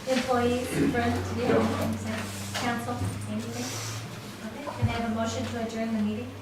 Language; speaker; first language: English; native; English